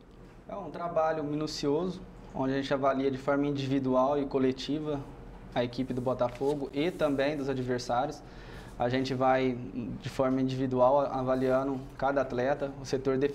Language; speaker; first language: Portuguese; native; Portuguese